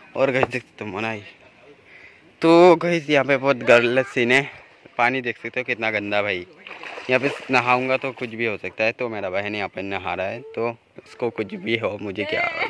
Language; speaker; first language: Hindi; non-native, local second language; Bangla